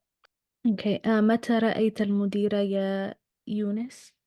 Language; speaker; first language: Arabic; non-native, learner; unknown